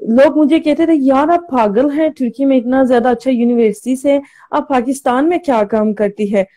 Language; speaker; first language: Hindi; non-native, learner; Turkish